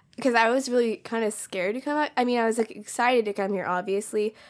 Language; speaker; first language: English; native; English